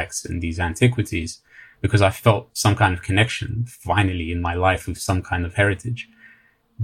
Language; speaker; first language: English; native; English